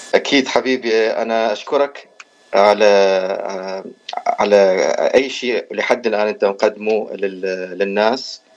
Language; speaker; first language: Arabic; native; Arabic